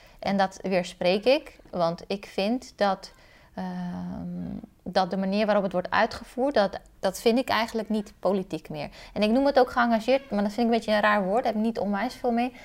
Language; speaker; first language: Dutch; early bilingual, other home language; Romanian